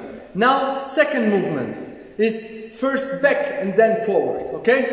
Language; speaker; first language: English; non-native, learner; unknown